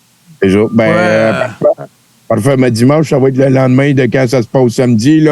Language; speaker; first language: French; native; French